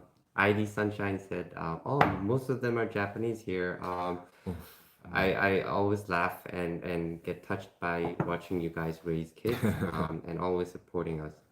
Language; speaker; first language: English; non-native, fluent; Korean